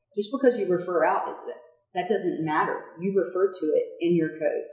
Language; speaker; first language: English; native; English